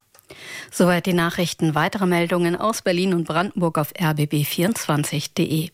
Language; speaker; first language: German; native; German